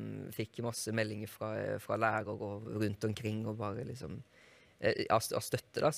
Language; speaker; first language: Norwegian; native; Norwegian